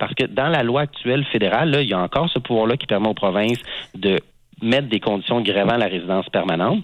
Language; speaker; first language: French; native; French